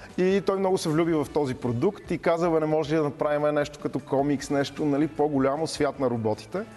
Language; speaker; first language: Bulgarian; native; Bulgarian